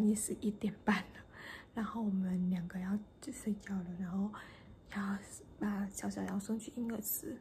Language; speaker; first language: Chinese; non-native, fluent; Vietnamese